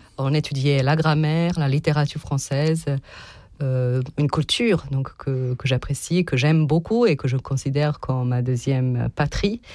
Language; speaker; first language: French; non-native, fluent; Serbian